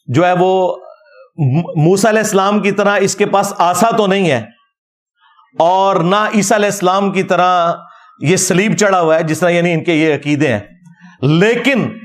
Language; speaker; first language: Urdu; native; Urdu